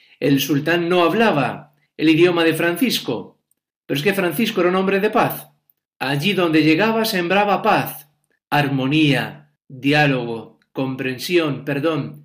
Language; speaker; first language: Spanish; native; Spanish